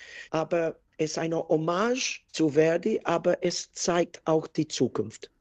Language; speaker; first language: German; non-native, fluent; English